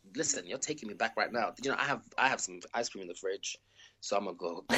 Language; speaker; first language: English; early bilingual, other home language; Shona